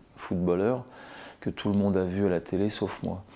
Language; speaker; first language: French; native; French